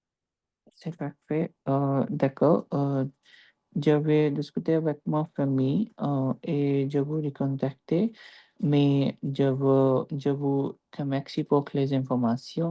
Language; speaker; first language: French; non-native, learner; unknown